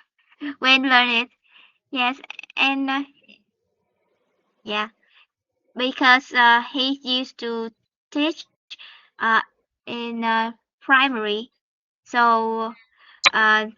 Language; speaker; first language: English; non-native, learner; Vietnamese